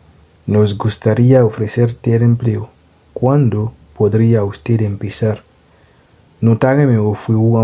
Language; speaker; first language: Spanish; non-native, fluent; Haitian Creole